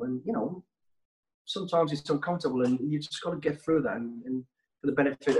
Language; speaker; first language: English; native; English